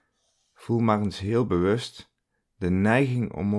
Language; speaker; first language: Dutch; native; Dutch